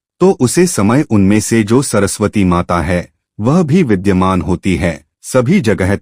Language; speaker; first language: Hindi; native; Hindi